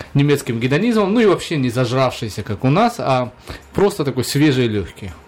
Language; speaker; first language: Russian; native; Russian